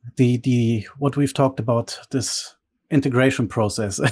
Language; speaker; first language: English; early bilingual, other home language; Bulgarian